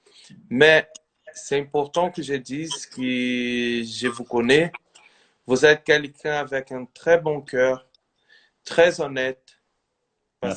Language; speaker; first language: French; non-native, fluent; Portuguese